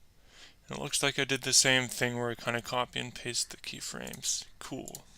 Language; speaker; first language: English; native; English